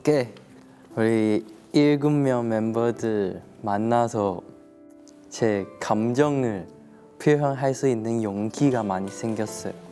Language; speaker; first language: Korean; non-native, fluent; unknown